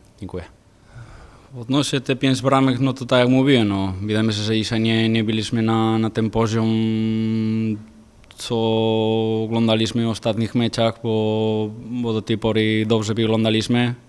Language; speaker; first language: Polish; non-native, fluent; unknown